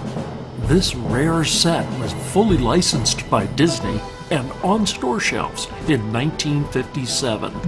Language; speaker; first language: English; native; English